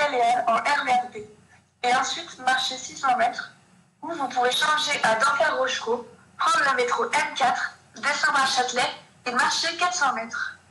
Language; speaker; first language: French; non-native, learner; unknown